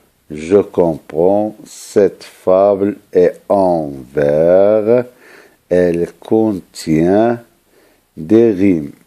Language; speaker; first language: French; non-native, local second language; Arabic